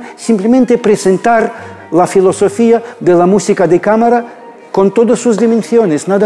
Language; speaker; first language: Spanish; non-native, fluent; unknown